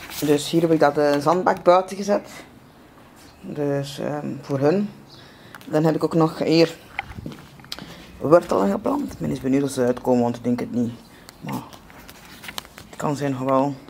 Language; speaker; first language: Dutch; native; Dutch